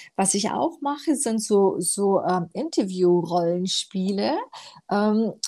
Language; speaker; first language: German; early bilingual, other home language; Romanian